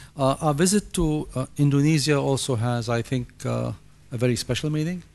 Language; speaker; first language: English; non-native, fluent; Arabic